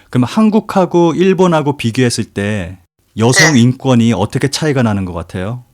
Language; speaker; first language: Korean; native; Korean